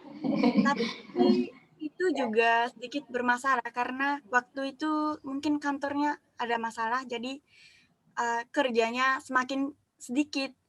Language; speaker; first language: Indonesian; non-native, fluent; Japanese